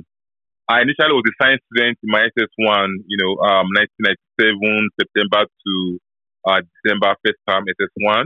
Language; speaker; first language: English; non-native, local second language; Yoruba